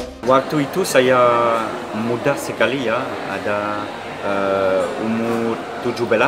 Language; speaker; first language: Indonesian; non-native, learner; French